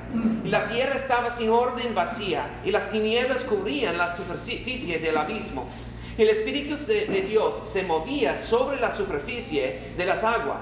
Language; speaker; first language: Spanish; non-native, fluent; English